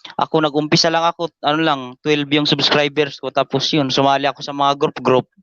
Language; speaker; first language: Filipino; non-native, local second language; Waray